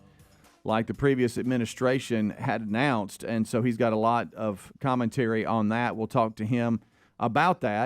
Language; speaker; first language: English; native; English